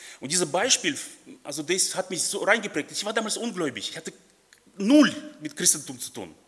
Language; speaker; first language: German; non-native, fluent; Russian